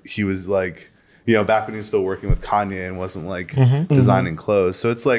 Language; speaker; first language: English; native; English